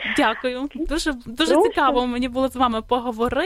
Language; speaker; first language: Ukrainian; native; Ukrainian